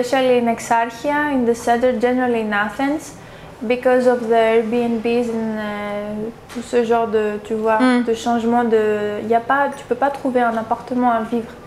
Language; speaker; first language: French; early bilingual, heritage; French